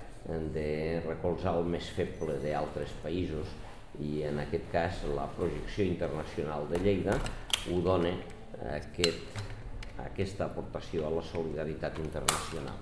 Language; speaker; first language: Catalan; native; Catalan